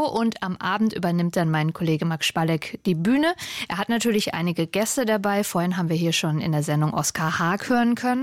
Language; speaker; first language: German; native; German